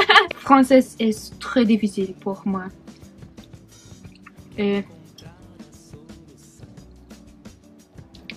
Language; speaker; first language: French; non-native, learner; English